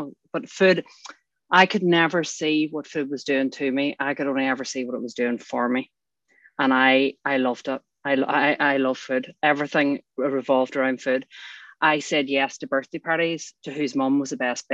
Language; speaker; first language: English; native; English